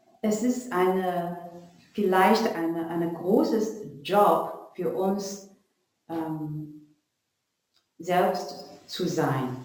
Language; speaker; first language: German; non-native, learner; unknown